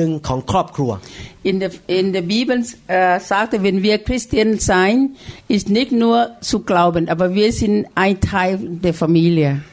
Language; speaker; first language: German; non-native, learner; Thai